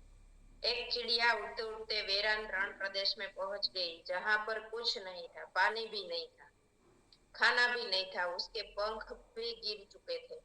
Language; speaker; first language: Hindi; native; Hindi